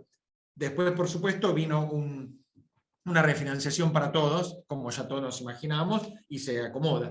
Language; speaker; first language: Spanish; native; Spanish